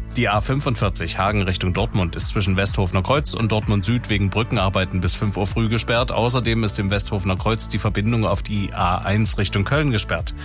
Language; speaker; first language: German; native; German